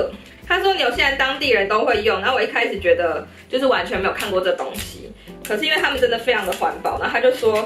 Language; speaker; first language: Chinese; native; Chinese